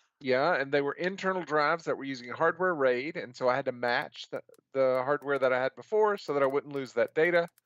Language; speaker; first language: English; native; English